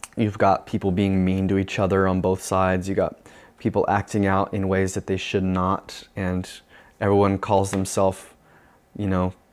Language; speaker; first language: English; native; English